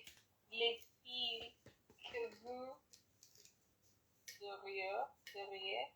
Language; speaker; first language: French; non-native, learner; English